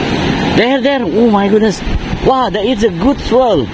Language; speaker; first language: English; non-native, learner; Indonesian